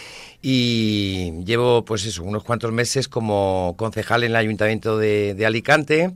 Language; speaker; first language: Spanish; native; Spanish